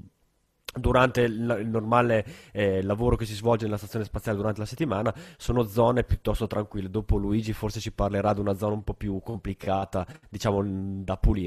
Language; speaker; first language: Italian; native; Italian